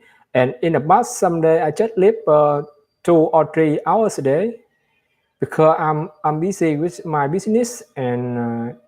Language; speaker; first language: English; non-native, learner; Vietnamese